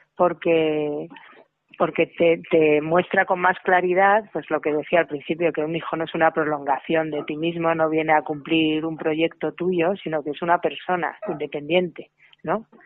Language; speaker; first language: Spanish; native; Spanish